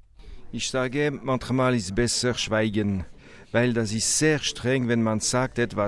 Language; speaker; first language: German; non-native, local second language; French